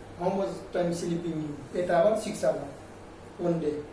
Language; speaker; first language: English; non-native, learner; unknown